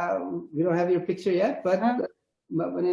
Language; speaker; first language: English; non-native, fluent; Indonesian